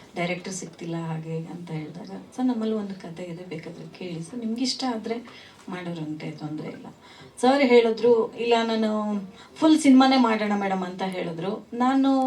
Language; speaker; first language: Kannada; native; Kannada